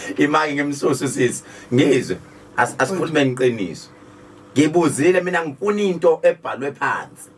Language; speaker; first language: Zulu; native; Zulu